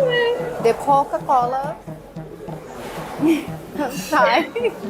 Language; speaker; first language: English; non-native, learner; Portuguese